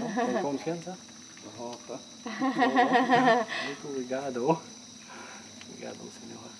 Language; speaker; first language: Spanish; non-native, learner; French